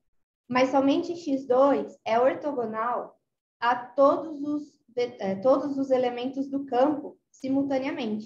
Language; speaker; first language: Portuguese; native; Portuguese